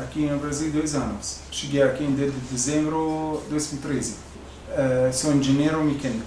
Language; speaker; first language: Portuguese; non-native, learner; Arabic